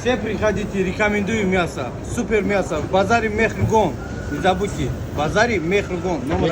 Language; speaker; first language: Russian; non-native, local second language; Tajik